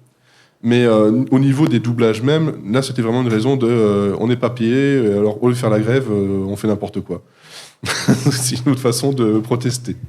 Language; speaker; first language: French; native; French